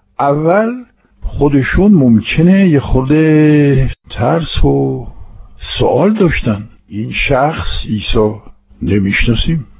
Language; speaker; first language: Persian; non-native, fluent; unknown